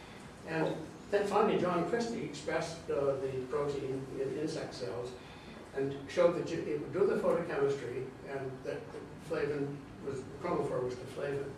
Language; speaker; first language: English; native; English